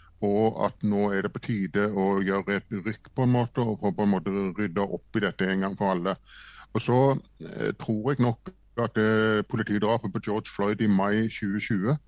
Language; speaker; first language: Norwegian; native; Norwegian